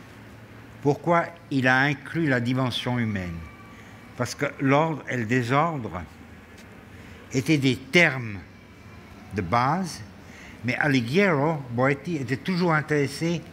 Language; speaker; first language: French; non-native, fluent; German